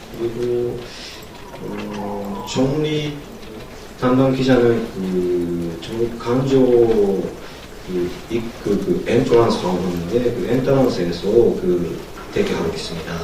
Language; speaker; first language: Korean; non-native, learner; Japanese